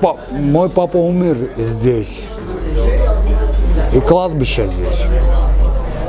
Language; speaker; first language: Russian; non-native, local second language; Azerbaijani